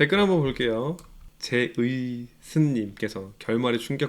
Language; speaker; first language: Korean; native; Korean